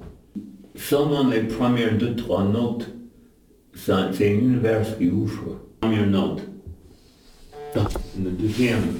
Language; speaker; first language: French; non-native, fluent; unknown